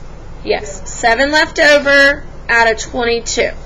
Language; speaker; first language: English; native; English